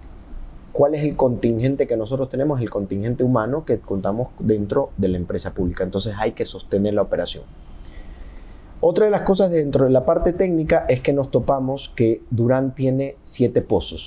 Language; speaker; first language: Spanish; native; Spanish